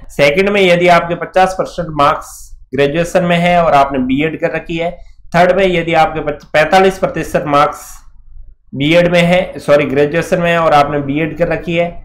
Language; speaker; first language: Hindi; native; Hindi